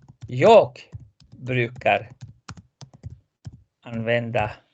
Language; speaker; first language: Swedish; non-native, fluent; Spanish